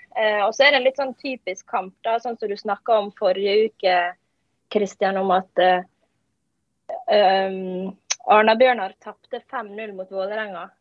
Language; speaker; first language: Norwegian; native; Norwegian